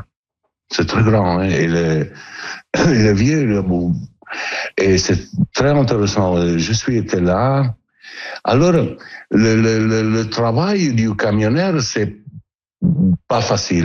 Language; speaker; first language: French; non-native, learner; Italian